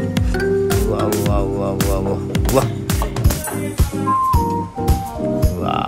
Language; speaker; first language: Japanese; native; Japanese